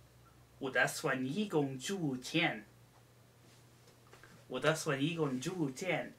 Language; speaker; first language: Chinese; non-native, learner; English